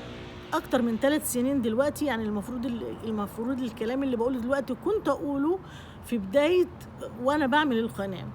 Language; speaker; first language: Arabic; native; Arabic